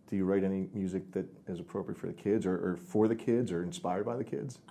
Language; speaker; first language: English; native; English